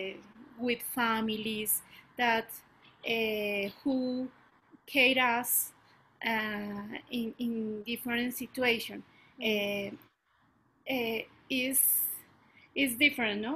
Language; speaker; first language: English; non-native, learner; Spanish